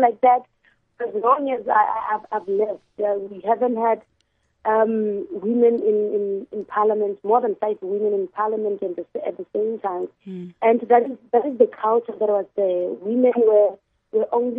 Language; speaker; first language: English; non-native, local second language; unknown